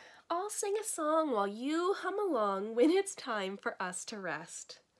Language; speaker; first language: English; native; English